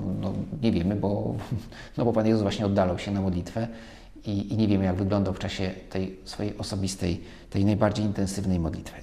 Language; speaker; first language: Polish; native; Polish